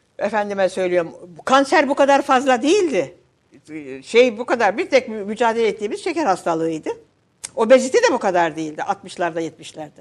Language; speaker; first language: Turkish; native; Turkish